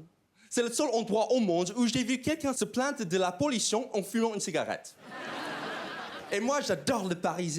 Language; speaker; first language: French; non-native, fluent; English